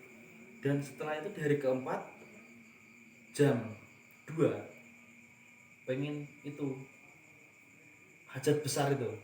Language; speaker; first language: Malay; non-native, local second language; Javanese